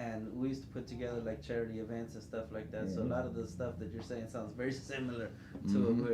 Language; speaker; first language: English; native; English